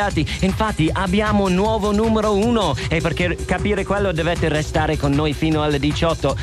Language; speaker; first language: Italian; non-native, fluent; English